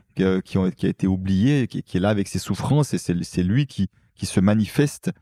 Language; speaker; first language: French; native; French